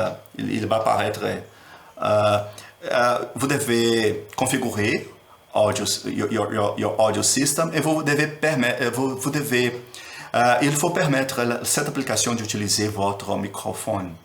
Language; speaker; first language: French; non-native, learner; Portuguese